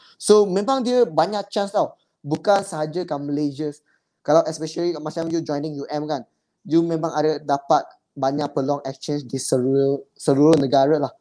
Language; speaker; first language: Malay; non-native, local second language; Chinese